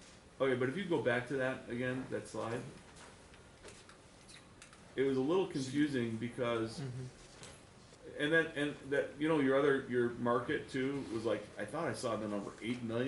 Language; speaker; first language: English; native; English